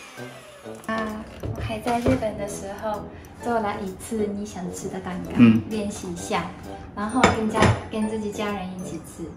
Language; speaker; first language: Chinese; non-native, fluent; Japanese